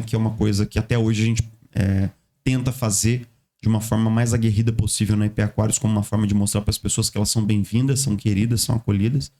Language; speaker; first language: Portuguese; native; Portuguese